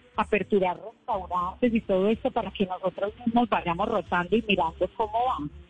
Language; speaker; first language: Spanish; native; Spanish